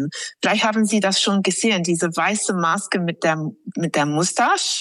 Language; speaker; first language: German; non-native, fluent; English